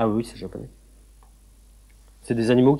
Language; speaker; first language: French; native; French